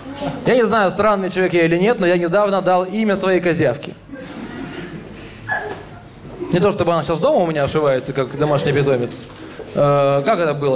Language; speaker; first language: Russian; native; Russian